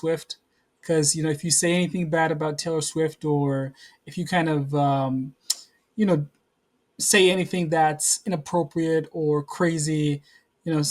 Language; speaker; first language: English; native; English